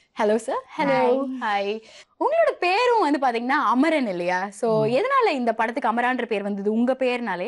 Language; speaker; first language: Tamil; native; Tamil